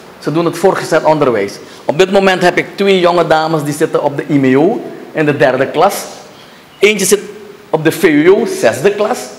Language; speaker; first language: Dutch; native; Dutch